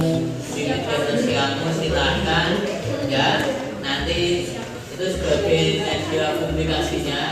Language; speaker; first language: Indonesian; native; Indonesian